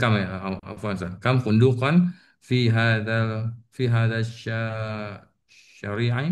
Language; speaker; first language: Arabic; non-native, learner; Indonesian